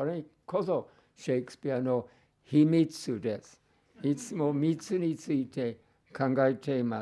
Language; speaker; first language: Japanese; non-native, fluent; English